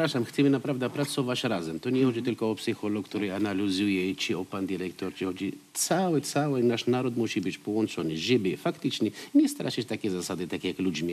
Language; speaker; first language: Polish; non-native, learner; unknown